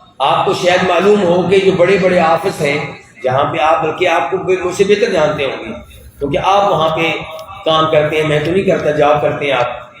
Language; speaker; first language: Urdu; non-native, local second language; Punjabi